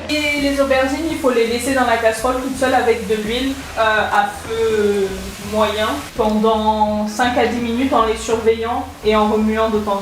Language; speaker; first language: French; native; French